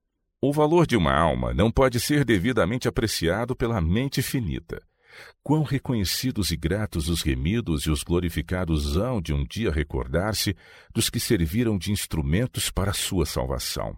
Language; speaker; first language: Portuguese; native; Portuguese